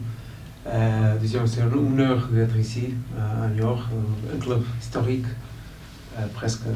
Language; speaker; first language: French; non-native, fluent; Portuguese